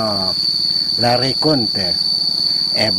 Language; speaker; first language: French; non-native, fluent; Lao